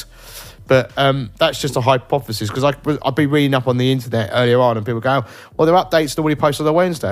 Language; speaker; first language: English; native; English